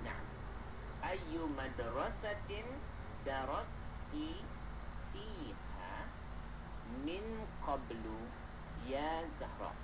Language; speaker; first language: Arabic; non-native, fluent; Malay